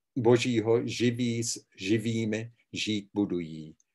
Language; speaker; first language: Czech; early bilingual, heritage; Czech